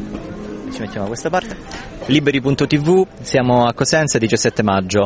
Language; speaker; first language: Italian; native; Italian